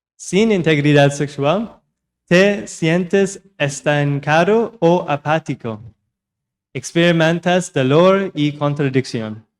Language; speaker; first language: Spanish; non-native, learner; English